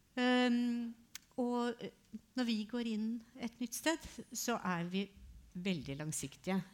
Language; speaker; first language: Norwegian; native; Norwegian